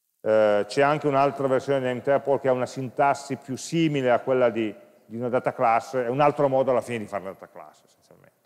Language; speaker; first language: Italian; native; Italian